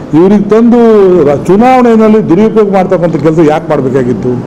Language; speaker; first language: Kannada; non-native, local second language; Lambadi